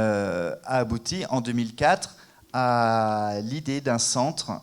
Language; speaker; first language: French; native; French